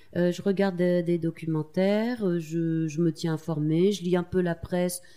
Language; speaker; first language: French; native; French